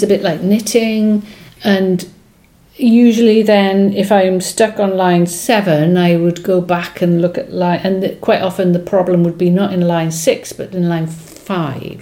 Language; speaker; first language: English; non-native, local second language; Welsh